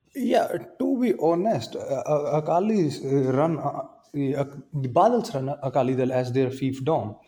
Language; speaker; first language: English; non-native, local second language; Punjabi